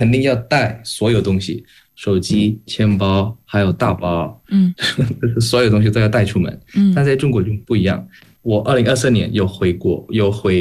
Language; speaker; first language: Chinese; non-native, fluent; Indonesian